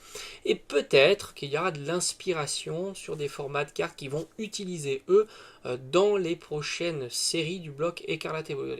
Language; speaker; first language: French; native; French